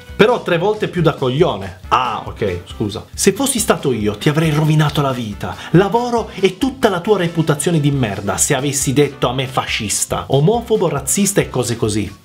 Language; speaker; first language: Italian; early bilingual, other home language; Macedonian